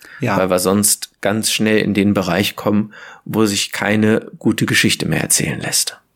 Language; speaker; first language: German; native; German